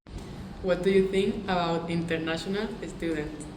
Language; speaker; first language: English; non-native, fluent; Spanish